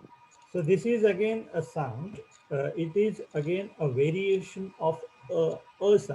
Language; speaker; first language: English; non-native, local second language; Marathi